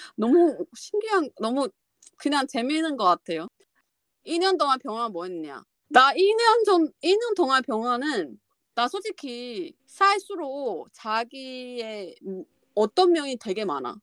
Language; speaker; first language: Korean; non-native, learner; Chinese